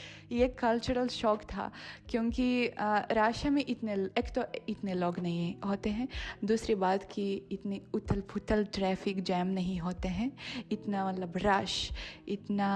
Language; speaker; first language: Hindi; non-native, fluent; Russian